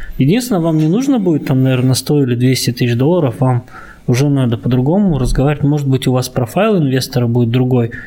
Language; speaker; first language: Russian; native; Russian